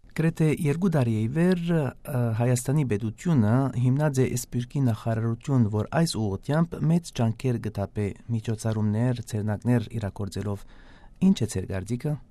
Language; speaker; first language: Armenian; early bilingual, heritage; Armenian